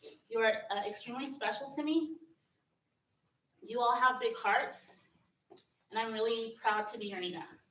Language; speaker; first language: English; early bilingual, other home language; Spanish